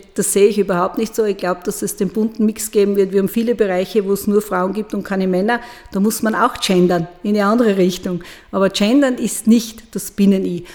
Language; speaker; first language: German; native; German